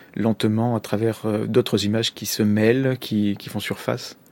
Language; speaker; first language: French; native; French